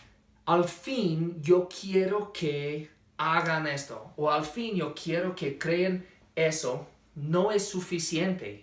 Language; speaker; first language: Spanish; non-native, fluent; English